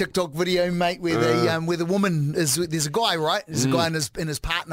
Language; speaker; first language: English; native; English